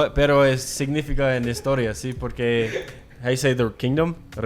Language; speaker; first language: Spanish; non-native, learner; English